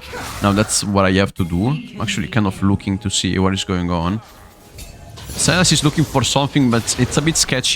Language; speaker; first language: English; non-native, fluent; Italian